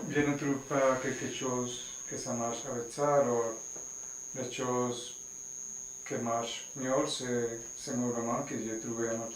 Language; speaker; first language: French; non-native, learner; Spanish